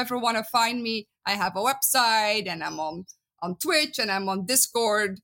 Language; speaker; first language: English; non-native, fluent; Dutch